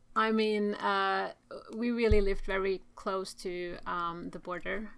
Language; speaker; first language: English; non-native, fluent; Czech